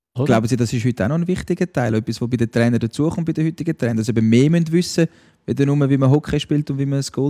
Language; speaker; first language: German; native; German